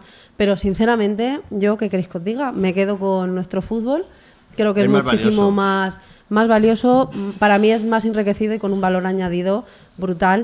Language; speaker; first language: Spanish; native; Spanish